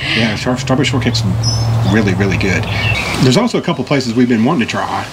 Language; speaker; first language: English; native; English